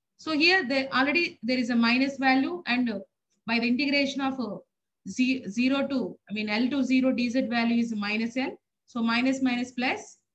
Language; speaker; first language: English; non-native, local second language; Telugu